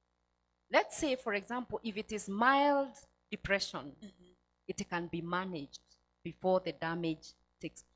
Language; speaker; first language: English; non-native, local second language; Swahili